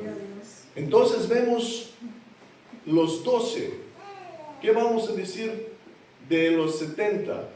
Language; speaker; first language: Spanish; non-native, fluent; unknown